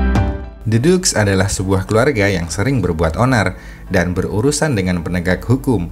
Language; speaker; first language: Indonesian; native; Indonesian